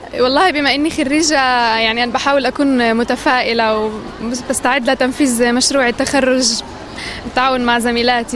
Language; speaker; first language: Arabic; native; Arabic